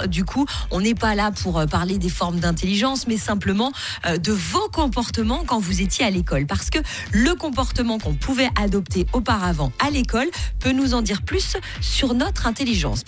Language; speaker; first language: French; native; French